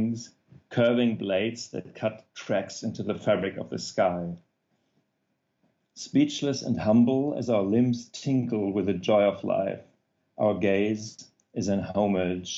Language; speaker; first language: English; non-native, fluent; German